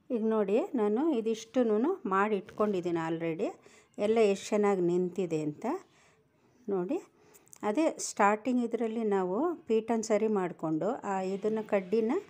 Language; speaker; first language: Kannada; non-native, local second language; Telugu